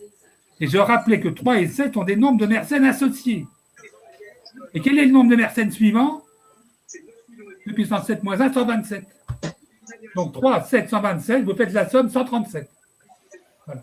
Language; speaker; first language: French; native; French